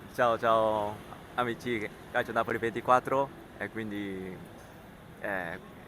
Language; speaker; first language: Italian; non-native, learner; Korean